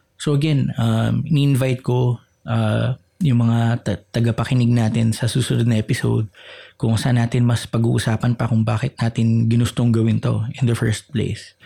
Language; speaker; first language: Filipino; native; Filipino